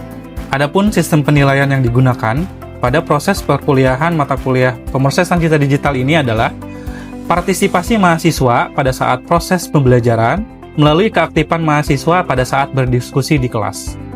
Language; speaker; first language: Indonesian; native; Indonesian